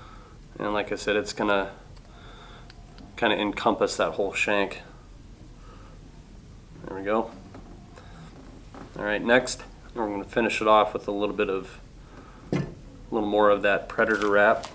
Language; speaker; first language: English; native; English